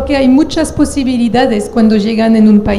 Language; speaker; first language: Spanish; non-native, fluent; French